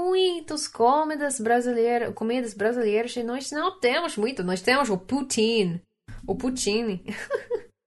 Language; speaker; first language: Portuguese; non-native, learner; English